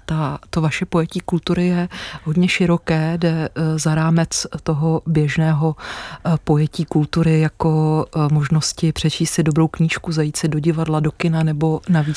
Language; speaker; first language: Czech; native; Czech